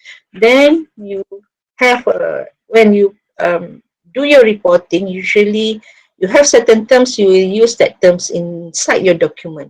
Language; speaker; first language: English; non-native, local second language; Malay